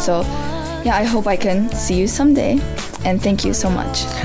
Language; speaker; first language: English; early bilingual, other home language; Japanese